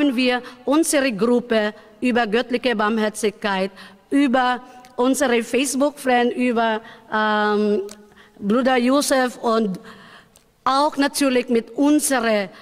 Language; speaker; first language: German; non-native, learner; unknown